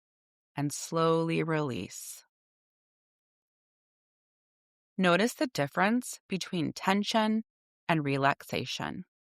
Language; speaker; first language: English; native; English